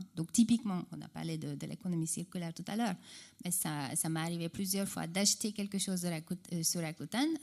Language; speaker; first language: French; non-native, fluent; Hungarian